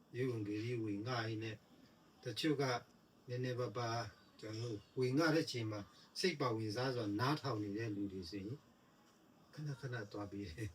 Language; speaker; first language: Burmese; non-native, local second language; Tedim Chin